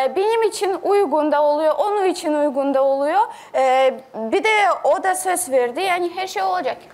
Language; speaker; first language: Turkish; non-native, learner; Russian